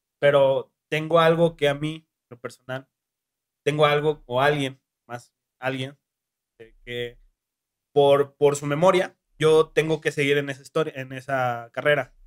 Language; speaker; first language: Spanish; native; Spanish